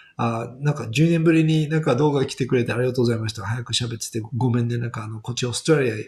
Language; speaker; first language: Japanese; non-native, fluent; English